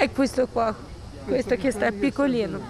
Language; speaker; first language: Italian; non-native, learner; Ukrainian